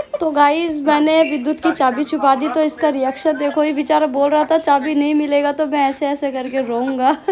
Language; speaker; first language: Hindi; non-native, local second language; Bangla